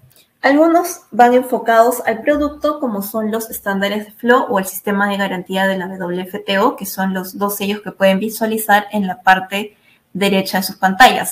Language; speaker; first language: Spanish; native; Spanish